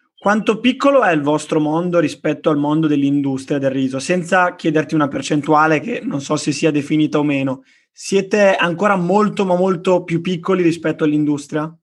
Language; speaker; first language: Italian; native; Italian